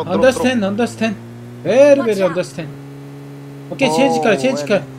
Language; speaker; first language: English; non-native, learner; Korean